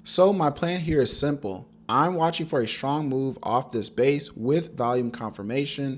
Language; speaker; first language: English; native; English